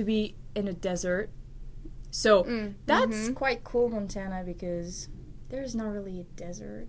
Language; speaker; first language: English; non-native, learner; French